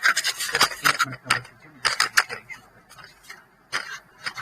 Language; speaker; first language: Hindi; non-native, local second language; Marathi